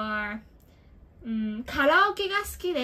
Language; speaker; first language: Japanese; early bilingual, heritage; Japanese